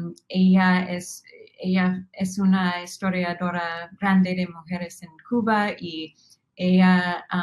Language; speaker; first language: Spanish; non-native, fluent; English